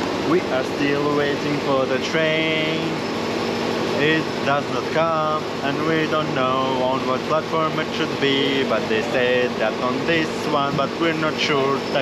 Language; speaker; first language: English; non-native, fluent; Russian